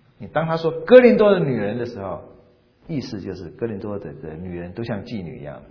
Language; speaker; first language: Chinese; native; Chinese